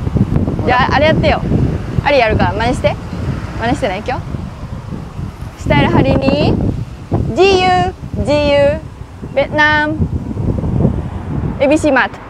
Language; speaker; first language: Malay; non-native, learner; Japanese